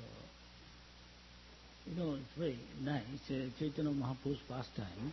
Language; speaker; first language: English; non-native, local second language; Bangla